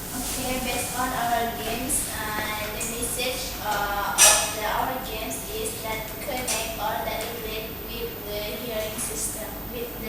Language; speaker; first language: English; non-native, learner; Indonesian